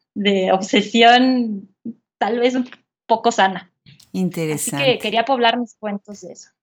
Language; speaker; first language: Spanish; native; Spanish